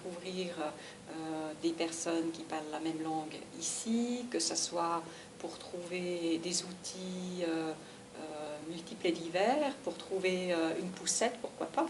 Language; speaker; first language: French; native; French